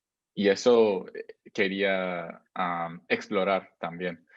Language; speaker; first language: Spanish; non-native, fluent; English